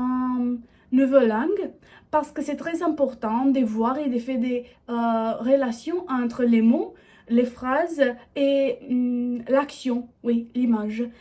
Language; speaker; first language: French; non-native, learner; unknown